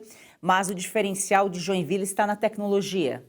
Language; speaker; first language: Portuguese; native; Portuguese